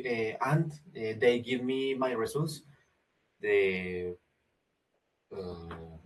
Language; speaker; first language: English; non-native, learner; Spanish